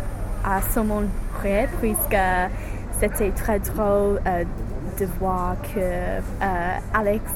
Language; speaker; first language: French; non-native, learner; English